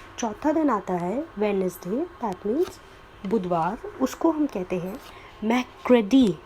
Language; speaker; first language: Hindi; native; Hindi